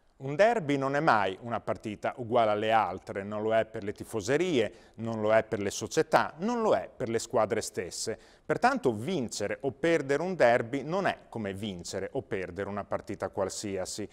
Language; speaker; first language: Italian; native; Italian